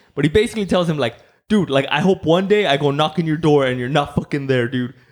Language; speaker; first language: English; non-native, fluent; Spanish